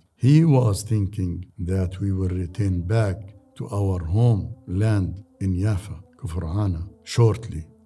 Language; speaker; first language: English; non-native, fluent; Arabic